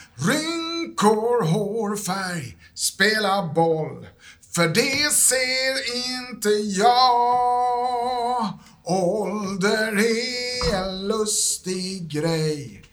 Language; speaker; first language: Swedish; native; Swedish